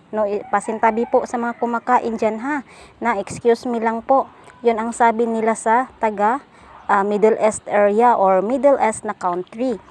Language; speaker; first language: Filipino; non-native, local second language; Cebuano